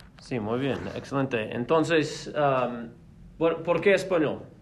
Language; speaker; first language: Spanish; non-native, fluent; English